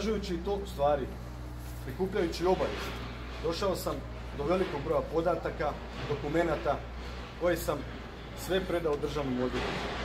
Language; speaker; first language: Croatian; native; Croatian